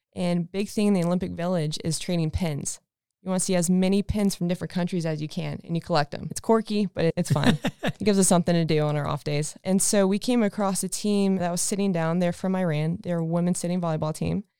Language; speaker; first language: English; native; English